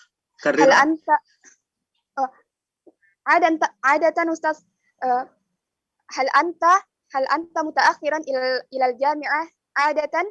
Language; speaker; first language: Arabic; non-native, learner; Indonesian